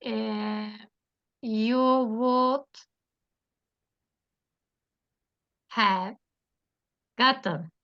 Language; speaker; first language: English; non-native, learner; Turkish